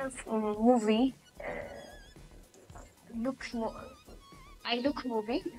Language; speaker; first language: English; non-native, learner; Amharic